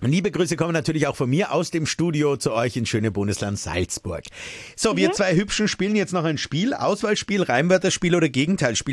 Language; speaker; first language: German; native; German